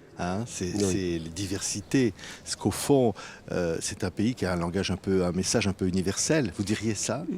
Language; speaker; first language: French; native; French